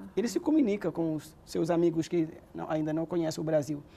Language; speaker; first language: Portuguese; non-native, fluent; Wolof